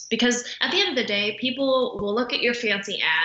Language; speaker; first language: English; native; English